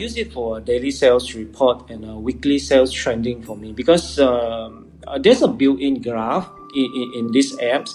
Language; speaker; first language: English; non-native, local second language; Hakka Chinese